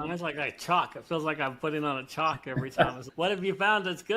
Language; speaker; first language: English; native; English